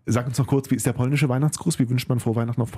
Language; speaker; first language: German; native; German